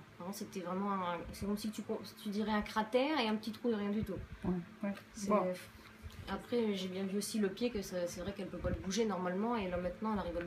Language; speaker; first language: French; native; French